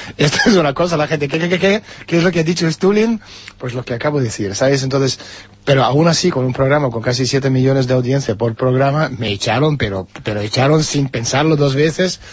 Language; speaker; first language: Spanish; non-native, fluent; Russian